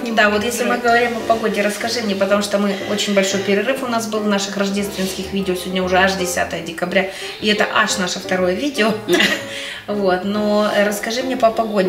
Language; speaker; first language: Russian; native; Russian